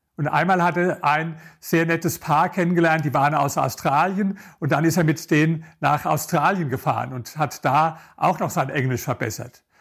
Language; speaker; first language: German; native; German